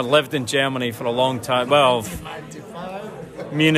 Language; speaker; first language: English; native; English